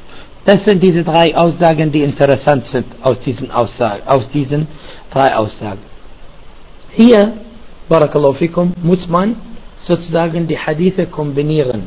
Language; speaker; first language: German; non-native, fluent; Arabic